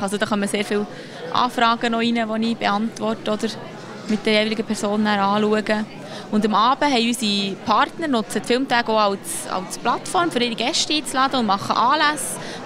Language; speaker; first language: German; native; German